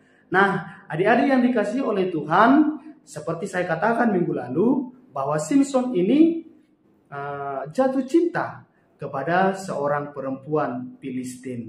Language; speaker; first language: Indonesian; native; Indonesian